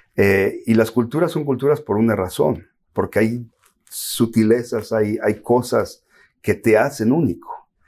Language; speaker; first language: Spanish; native; Spanish